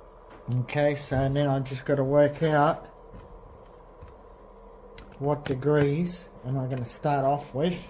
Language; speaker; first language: English; native; English